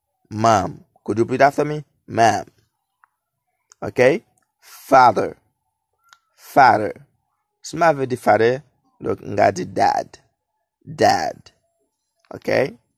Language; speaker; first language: English; non-native, learner; Haitian Creole